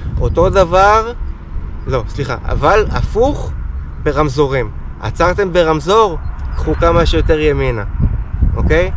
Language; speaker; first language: Hebrew; early bilingual, other home language; Russian